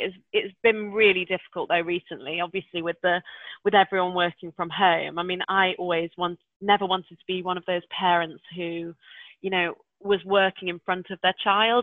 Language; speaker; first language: English; native; English